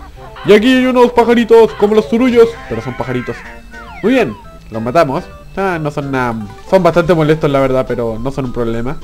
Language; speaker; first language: Spanish; native; Spanish